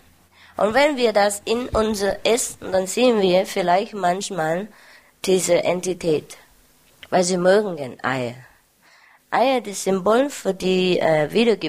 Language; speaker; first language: German; non-native, learner; Vietnamese